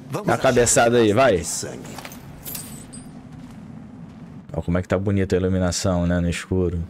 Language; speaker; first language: Portuguese; native; Portuguese